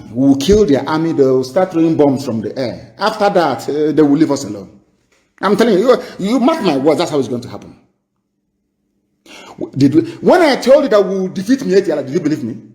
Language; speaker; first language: English; non-native, local second language; Igbo